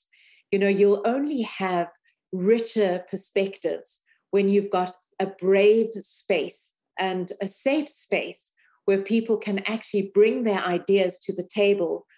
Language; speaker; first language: English; native; English